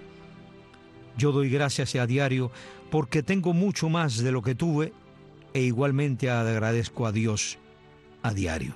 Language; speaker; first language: Spanish; native; Spanish